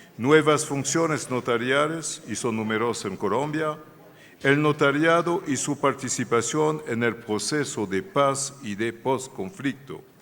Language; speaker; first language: Spanish; non-native, learner; French